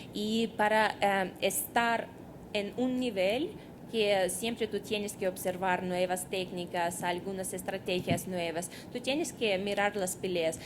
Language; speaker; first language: Spanish; non-native, fluent; Russian